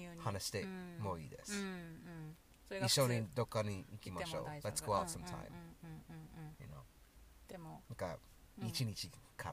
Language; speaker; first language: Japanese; non-native, learner; English